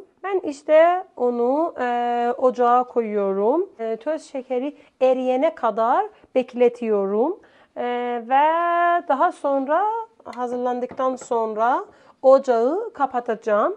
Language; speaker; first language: Turkish; non-native, fluent; Persian